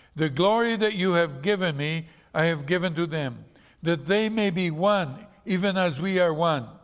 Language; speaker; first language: English; non-native, fluent; Portuguese